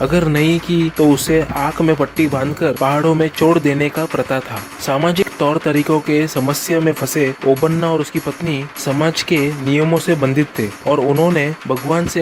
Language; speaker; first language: Hindi; non-native, local second language; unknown